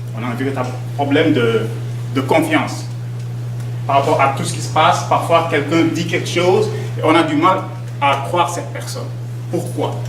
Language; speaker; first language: French; non-native, local second language; Wolof